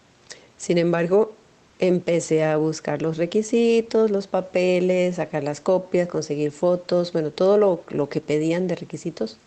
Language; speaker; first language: Spanish; native; Spanish